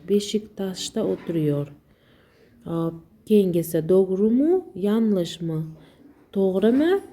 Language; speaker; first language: Turkish; non-native, learner; Uzbek